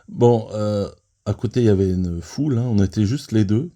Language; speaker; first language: French; native; French